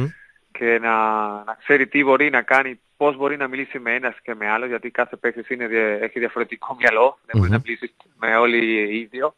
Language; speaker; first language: Greek; non-native, fluent; Spanish